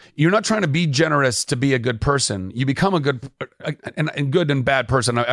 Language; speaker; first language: English; native; English